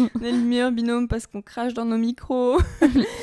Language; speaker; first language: French; native; French